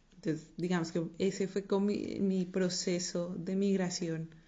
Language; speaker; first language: Spanish; native; Spanish